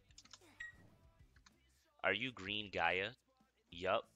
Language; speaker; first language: English; native; English